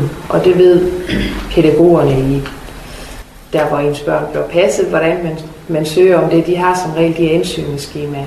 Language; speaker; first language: Danish; native; Danish